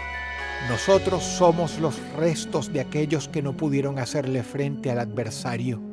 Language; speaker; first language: Spanish; native; Spanish